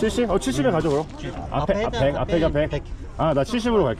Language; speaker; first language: Korean; native; Korean